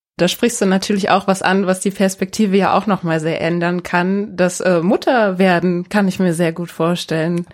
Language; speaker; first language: German; native; German